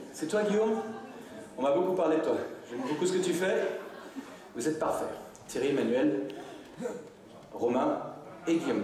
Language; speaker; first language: French; native; French